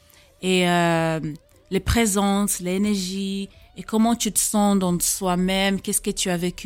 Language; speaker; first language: French; non-native, fluent; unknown